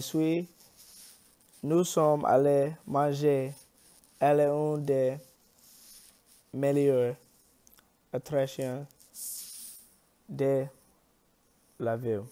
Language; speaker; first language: French; non-native, learner; English